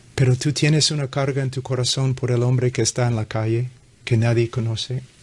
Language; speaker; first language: Spanish; non-native, fluent; English